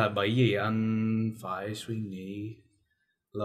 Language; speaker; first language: Vietnamese; non-native, learner; English